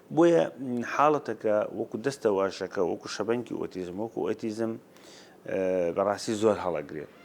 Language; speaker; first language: Central Kurdish; native; Central Kurdish